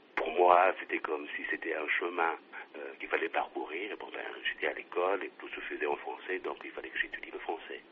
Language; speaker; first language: French; non-native, local second language; Kongo